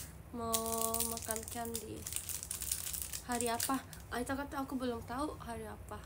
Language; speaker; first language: Indonesian; non-native, learner; Japanese